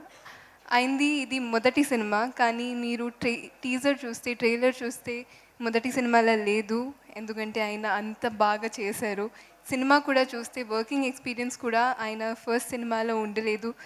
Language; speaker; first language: Telugu; non-native, fluent; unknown